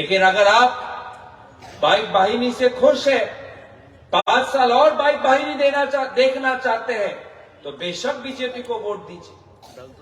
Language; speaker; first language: Hindi; non-native, local second language; Assamese